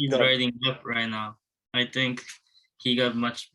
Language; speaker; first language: English; non-native, learner; Japanese